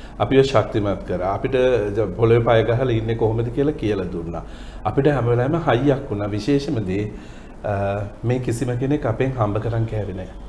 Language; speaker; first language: Sinhala; native; Sinhala